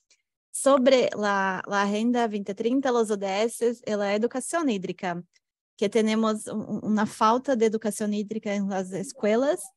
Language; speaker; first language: Spanish; non-native, fluent; Portuguese